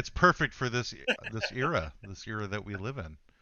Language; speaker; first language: English; native; English